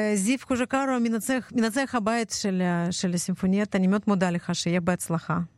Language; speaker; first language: Hebrew; non-native, fluent; Russian